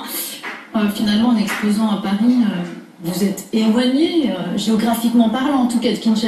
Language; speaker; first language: French; native; French